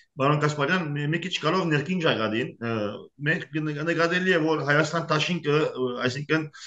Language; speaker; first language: Armenian; early bilingual, heritage; Armenian